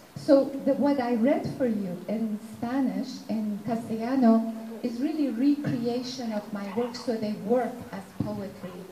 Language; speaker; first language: English; native; English